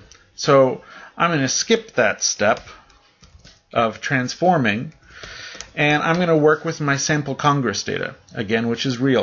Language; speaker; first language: English; native; English